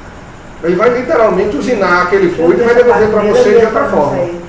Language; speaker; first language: Portuguese; native; Portuguese